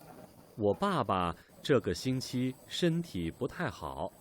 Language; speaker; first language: Chinese; non-native, learner; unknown